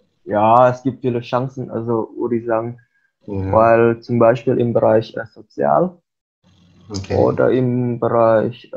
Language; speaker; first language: German; non-native, fluent; Indonesian